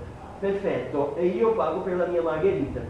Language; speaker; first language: Italian; non-native, fluent; Portuguese